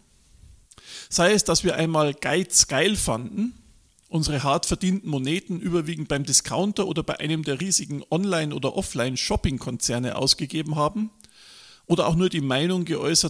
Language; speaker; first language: German; native; German